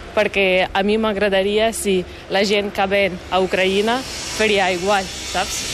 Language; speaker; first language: Catalan; non-native, fluent; Ukrainian